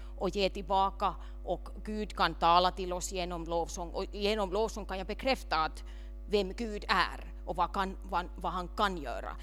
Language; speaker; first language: Swedish; non-native, local second language; Finnish